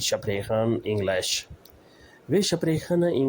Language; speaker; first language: German; non-native, learner; Urdu